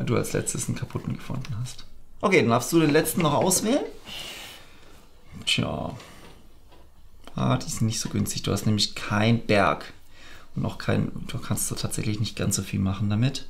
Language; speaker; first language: German; native; German